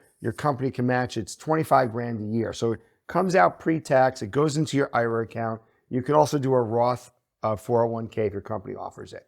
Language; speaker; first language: English; native; English